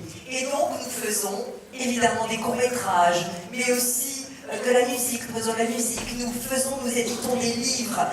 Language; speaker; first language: French; native; French